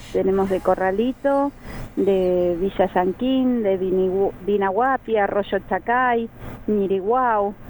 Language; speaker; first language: Spanish; native; Spanish